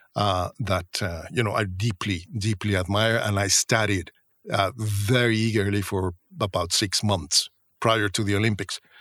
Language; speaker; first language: English; non-native, fluent; Spanish